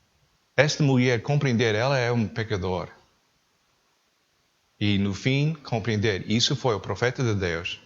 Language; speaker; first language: Portuguese; non-native, learner; English